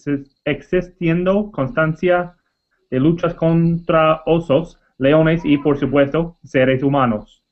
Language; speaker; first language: Spanish; non-native, learner; English